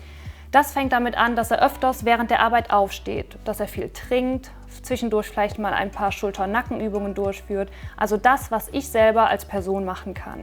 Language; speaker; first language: German; native; German